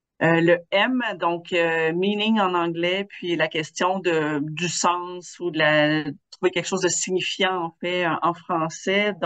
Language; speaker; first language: French; native; French